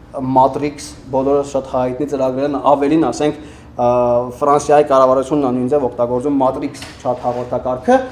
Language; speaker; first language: Armenian; early bilingual, heritage; Armenian